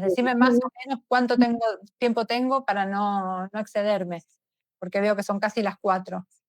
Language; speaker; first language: Spanish; native; Spanish